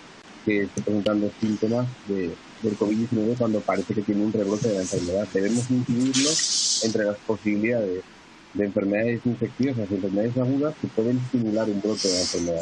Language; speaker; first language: Spanish; native; Spanish